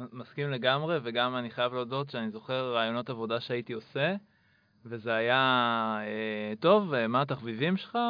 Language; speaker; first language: Hebrew; native; Hebrew